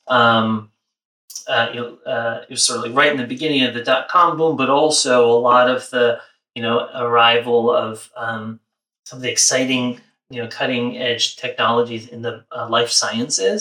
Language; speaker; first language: English; native; English